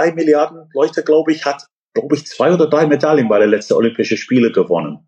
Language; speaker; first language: German; non-native, fluent; English